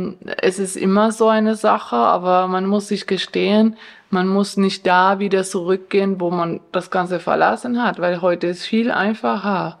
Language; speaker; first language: German; non-native, fluent; Spanish